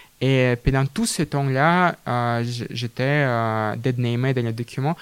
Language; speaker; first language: French; non-native, fluent; Russian